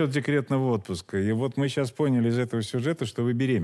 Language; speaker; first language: Russian; native; Russian